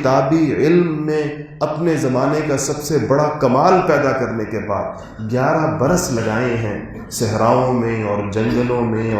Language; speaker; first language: Urdu; native; Urdu